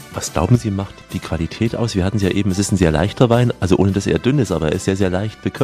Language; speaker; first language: German; native; German